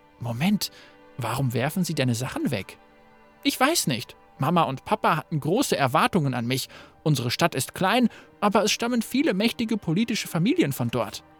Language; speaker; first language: German; native; German